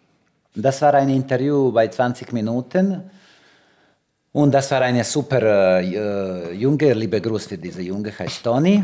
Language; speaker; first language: German; non-native, learner; Serbian